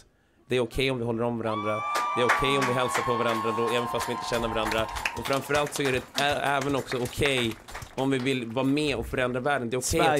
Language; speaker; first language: Swedish; native; Swedish